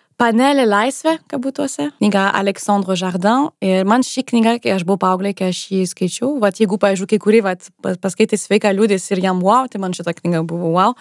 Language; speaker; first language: Lithuanian; non-native, fluent; French